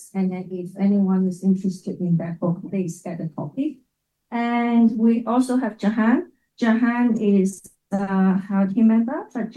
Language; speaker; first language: English; non-native, local second language; Cantonese